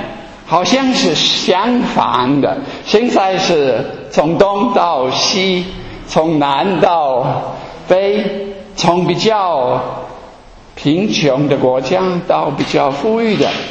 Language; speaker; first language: Chinese; non-native, fluent; German